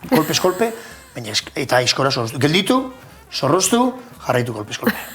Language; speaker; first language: Basque; non-native, local second language; Spanish